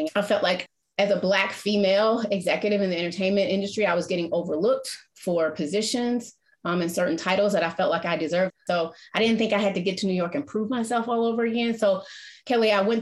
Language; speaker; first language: English; native; English